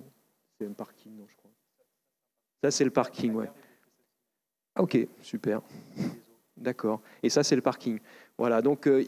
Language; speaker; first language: French; native; French